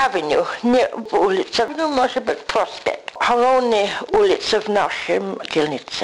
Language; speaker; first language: Polish; non-native, learner; English